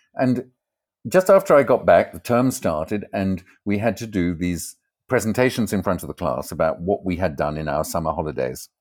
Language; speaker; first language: English; native; English